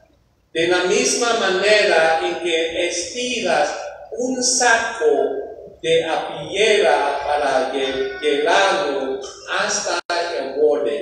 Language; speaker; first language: Spanish; non-native, fluent; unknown